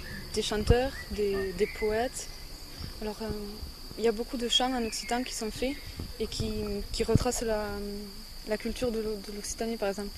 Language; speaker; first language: French; native; French